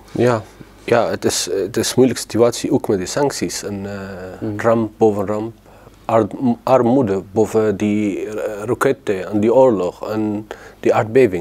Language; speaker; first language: Dutch; non-native, learner; Arabic